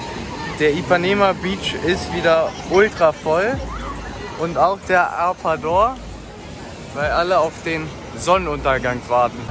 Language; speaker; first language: German; native; German